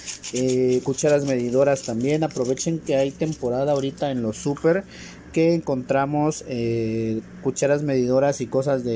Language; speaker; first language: Spanish; native; Spanish